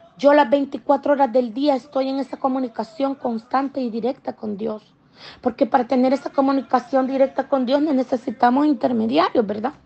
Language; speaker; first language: Spanish; native; Spanish